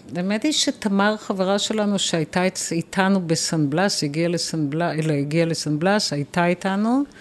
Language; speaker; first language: Hebrew; native; Hebrew